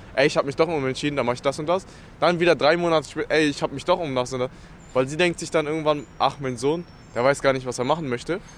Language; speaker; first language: German; early bilingual, other home language; Vietnamese